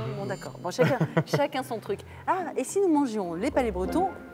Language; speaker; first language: French; native; French